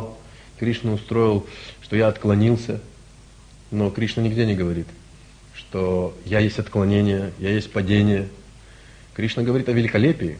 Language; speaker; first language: Russian; native; Russian